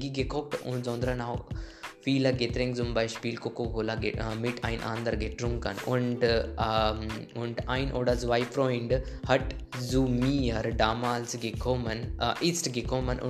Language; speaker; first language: German; non-native, learner; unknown